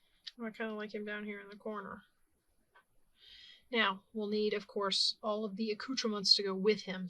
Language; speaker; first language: English; native; English